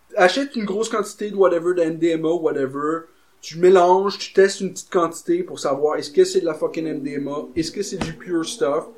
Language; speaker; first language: French; native; French